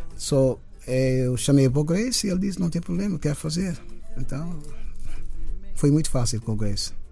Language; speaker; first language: Portuguese; non-native, local second language; Kabuverdianu